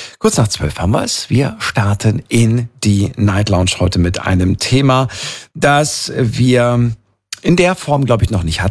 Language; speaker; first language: German; native; German